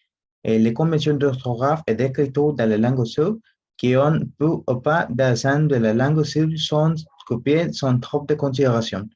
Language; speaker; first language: French; non-native, learner; Spanish